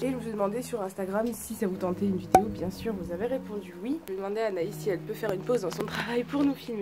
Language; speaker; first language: French; native; French